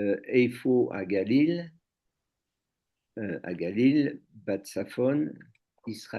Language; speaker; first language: Hebrew; non-native, learner; French